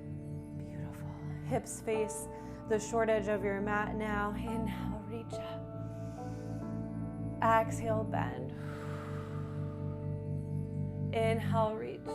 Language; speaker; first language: English; native; English